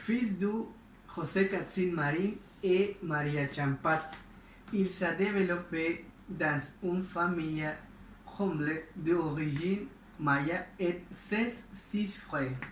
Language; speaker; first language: French; non-native, learner; Spanish